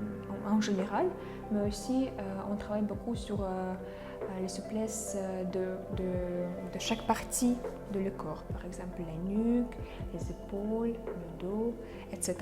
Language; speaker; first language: French; non-native, fluent; Russian